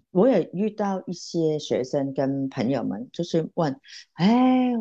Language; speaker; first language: Chinese; non-native, local second language; Cantonese